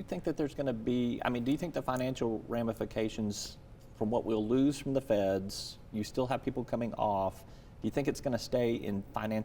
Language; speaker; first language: English; native; English